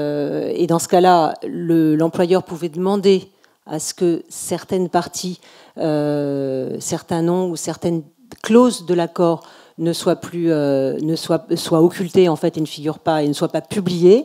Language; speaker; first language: French; native; French